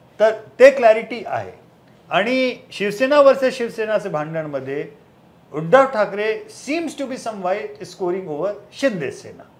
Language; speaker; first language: Marathi; early bilingual, heritage; Marathi